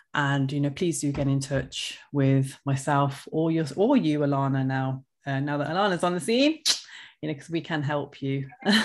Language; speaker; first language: English; early bilingual, other home language; Hindi